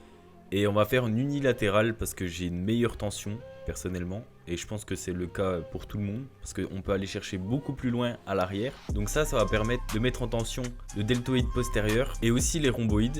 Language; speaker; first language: French; native; French